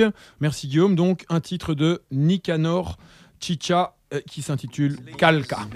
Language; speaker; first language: French; native; French